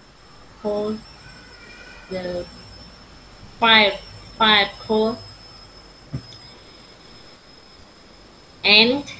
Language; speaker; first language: English; non-native, learner; Vietnamese